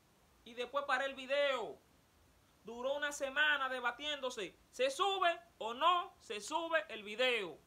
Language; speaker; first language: Spanish; native; Spanish